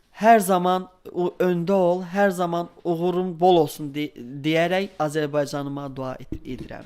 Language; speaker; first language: Azerbaijani; native; Azerbaijani